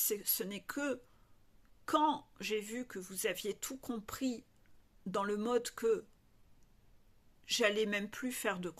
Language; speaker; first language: French; native; French